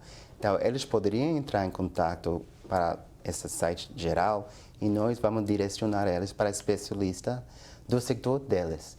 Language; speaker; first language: Portuguese; non-native, fluent; English